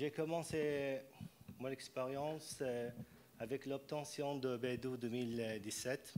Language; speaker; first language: French; non-native, fluent; Arabic